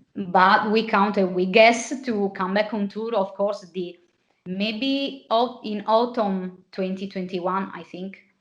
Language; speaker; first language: English; non-native, fluent; Italian